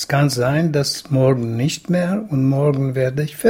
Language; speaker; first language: German; non-native, fluent; Hungarian